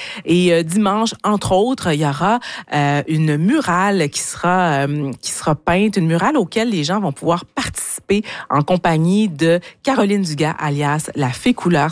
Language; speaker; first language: French; native; French